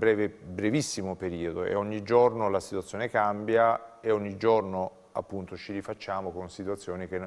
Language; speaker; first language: Italian; native; Italian